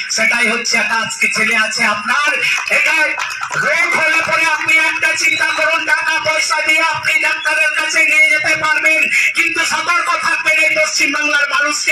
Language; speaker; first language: Bangla; non-native, local second language; Santali